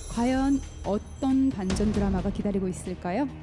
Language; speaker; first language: Korean; native; Korean